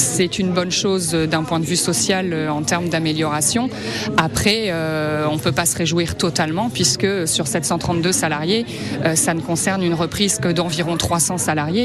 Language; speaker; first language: French; native; French